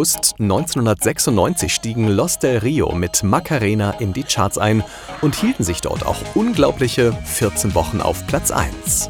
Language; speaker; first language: German; native; German